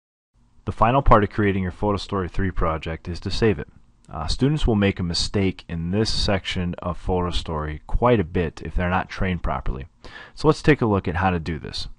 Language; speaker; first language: English; native; English